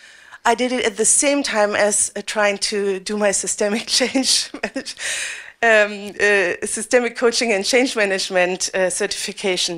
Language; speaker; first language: English; non-native, fluent; German